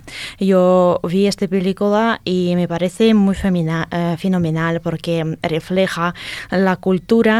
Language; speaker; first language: Spanish; non-native, fluent; Russian